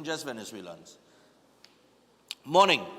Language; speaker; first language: English; native; English